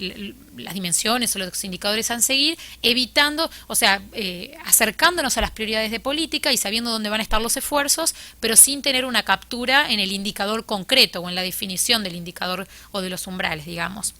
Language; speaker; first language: Spanish; native; Spanish